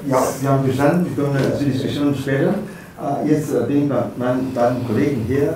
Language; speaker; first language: German; non-native, fluent; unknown